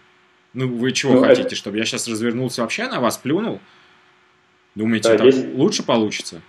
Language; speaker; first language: Russian; native; Russian